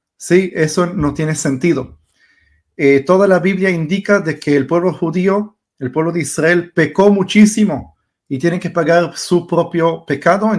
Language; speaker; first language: Spanish; early bilingual, heritage; Spanish